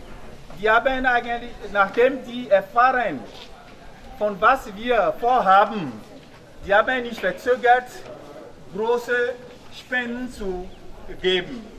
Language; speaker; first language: German; non-native, fluent; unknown